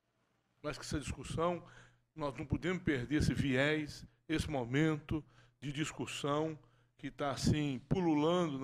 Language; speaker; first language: Portuguese; native; Portuguese